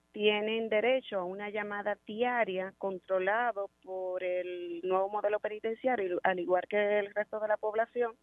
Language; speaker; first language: Spanish; native; Spanish